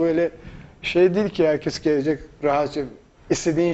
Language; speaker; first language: Turkish; non-native, fluent; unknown